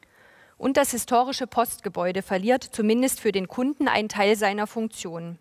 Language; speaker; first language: German; native; German